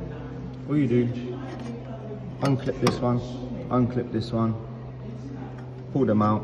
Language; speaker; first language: English; native; English